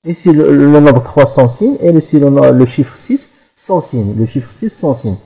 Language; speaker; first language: French; non-native, local second language; Arabic